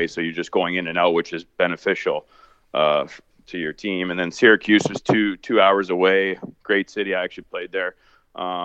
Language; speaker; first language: English; native; English